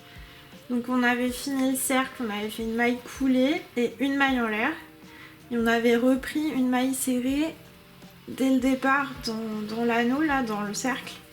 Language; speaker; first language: French; native; French